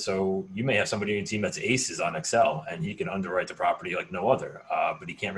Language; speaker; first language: English; native; English